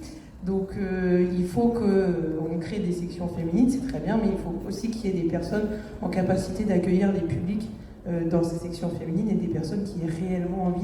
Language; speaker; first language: French; native; French